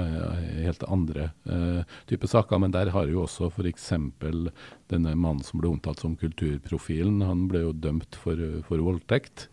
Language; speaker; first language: Norwegian; native; Norwegian